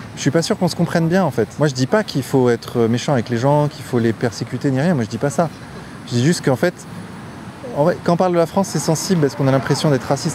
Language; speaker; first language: French; native; French